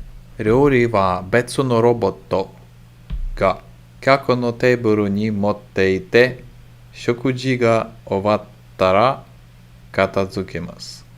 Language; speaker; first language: Japanese; non-native, learner; English